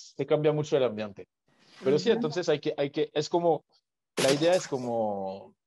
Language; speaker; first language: Spanish; non-native, fluent; French